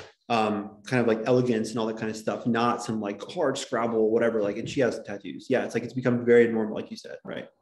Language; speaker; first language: English; native; English